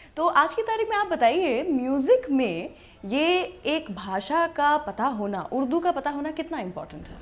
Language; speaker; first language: Hindi; native; Hindi